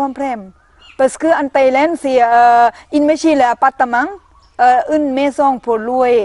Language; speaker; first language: French; non-native, learner; Thai